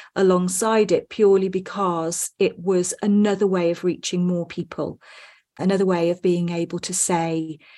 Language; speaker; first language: English; native; English